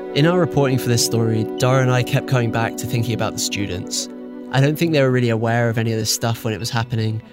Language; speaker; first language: English; native; English